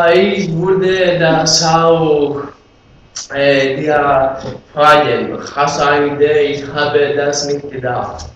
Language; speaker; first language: German; non-native, learner; Greek